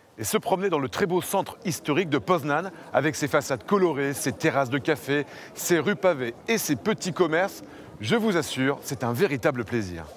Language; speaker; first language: French; native; French